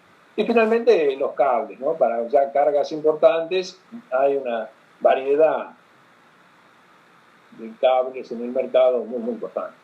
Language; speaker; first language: Spanish; native; Spanish